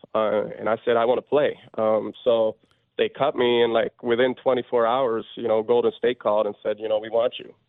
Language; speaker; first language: English; non-native, fluent; Swedish